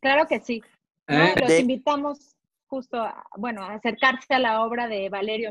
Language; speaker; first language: Spanish; native; Spanish